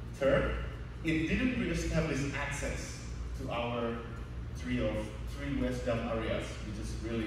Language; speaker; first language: English; non-native, fluent; Indonesian